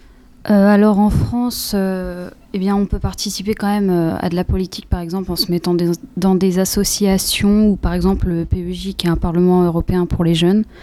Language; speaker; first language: French; native; French